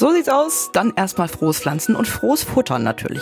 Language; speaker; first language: German; native; German